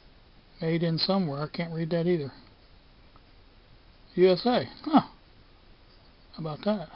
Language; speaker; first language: English; native; English